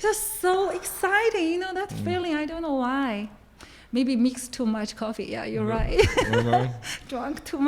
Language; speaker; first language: English; non-native, learner; Chinese